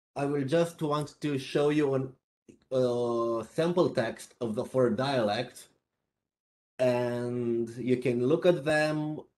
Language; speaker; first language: English; non-native, fluent; Romanian